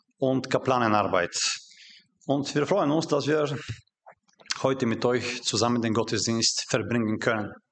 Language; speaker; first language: German; non-native, fluent; Bulgarian